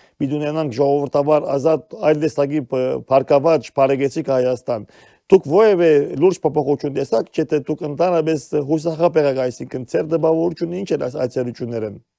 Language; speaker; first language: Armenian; early bilingual, heritage; Armenian